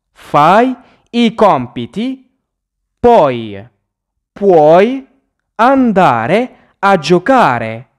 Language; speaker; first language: Italian; non-native, fluent; Arabic